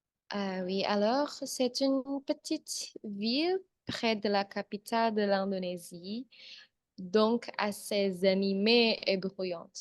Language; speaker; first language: French; non-native, learner; Indonesian